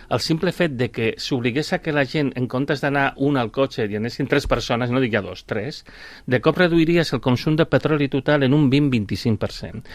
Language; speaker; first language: Catalan; non-native, local second language; Spanish